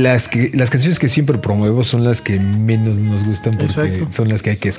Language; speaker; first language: Spanish; native; Spanish